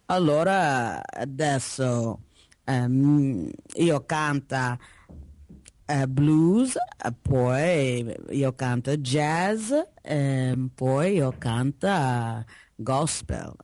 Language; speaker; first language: Italian; non-native, learner; English